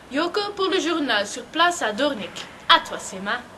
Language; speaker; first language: French; non-native, learner; Dutch